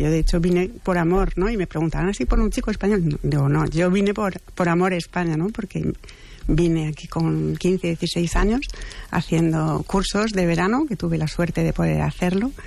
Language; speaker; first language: Spanish; non-native, fluent; French